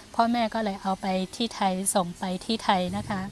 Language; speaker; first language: Thai; non-native, fluent; Shan